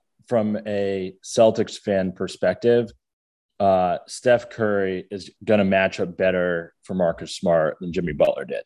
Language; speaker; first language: English; native; English